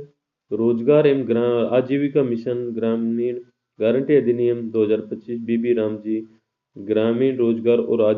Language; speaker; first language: Hindi; native; Hindi